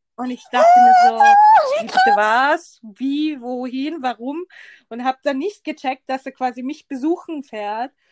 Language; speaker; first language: German; early bilingual, other home language; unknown